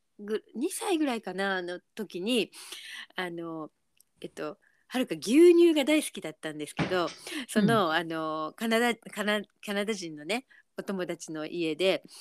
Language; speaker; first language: Japanese; native; Japanese